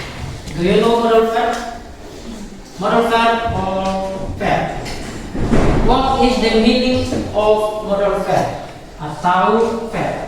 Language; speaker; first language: English; non-native, learner; Indonesian